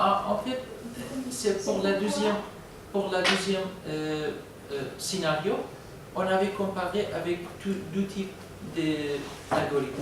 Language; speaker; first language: French; non-native, learner; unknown